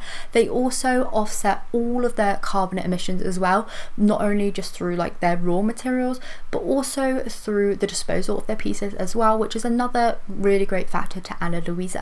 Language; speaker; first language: English; native; English